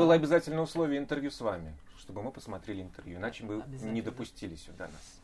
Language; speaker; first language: Russian; native; Russian